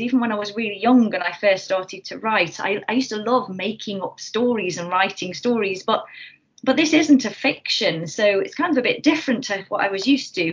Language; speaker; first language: English; native; English